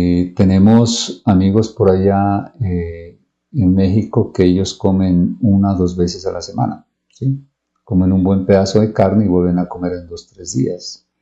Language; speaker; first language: Spanish; native; Spanish